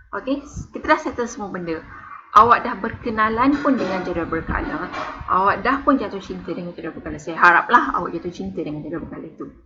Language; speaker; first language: Malay; native; Malay